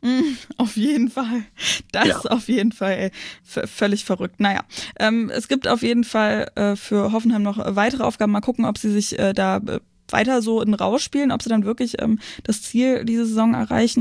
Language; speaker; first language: German; native; German